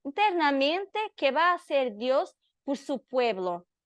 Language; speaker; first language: Spanish; non-native, learner; Portuguese